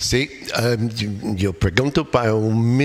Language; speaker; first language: Spanish; non-native, learner; English